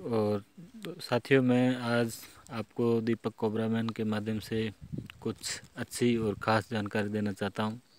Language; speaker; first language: Hindi; native; Hindi